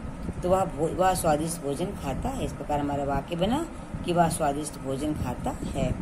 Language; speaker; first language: Hindi; native; Hindi